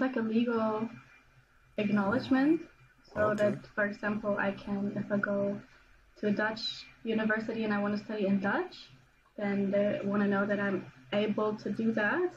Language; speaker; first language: English; non-native, fluent; German